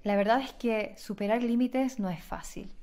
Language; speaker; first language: Spanish; native; Spanish